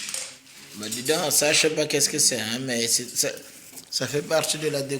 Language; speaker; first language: French; native; French